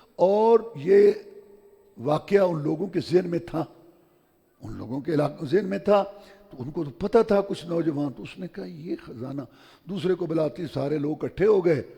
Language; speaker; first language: Urdu; non-native, local second language; Punjabi